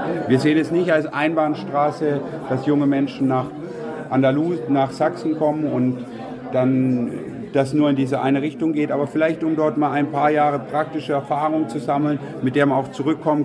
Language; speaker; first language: German; native; German